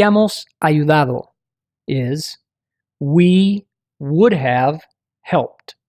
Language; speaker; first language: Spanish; non-native, learner; English